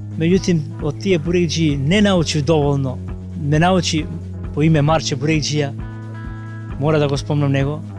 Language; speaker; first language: Macedonian; native; Macedonian